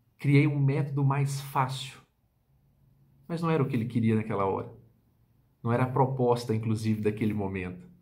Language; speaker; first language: Portuguese; native; Portuguese